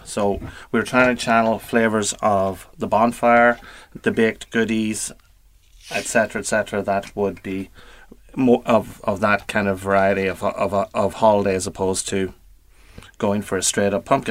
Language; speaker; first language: English; native; English